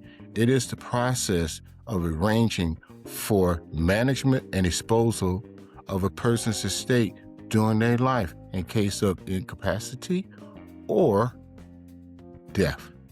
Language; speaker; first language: English; native; English